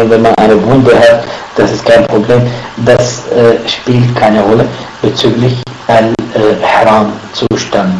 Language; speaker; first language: German; non-native, fluent; Arabic